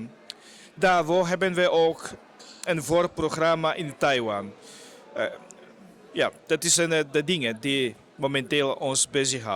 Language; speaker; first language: Dutch; non-native, fluent; Portuguese